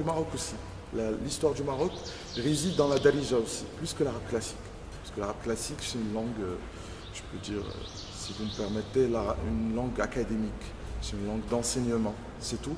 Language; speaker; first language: French; non-native, local second language; Arabic